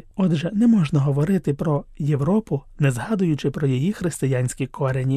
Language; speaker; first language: Ukrainian; native; Ukrainian